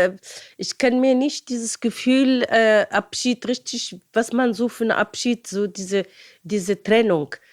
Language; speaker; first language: German; non-native, fluent; Arabic